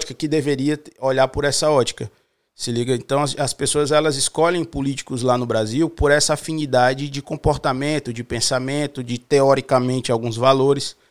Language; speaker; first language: Portuguese; native; Portuguese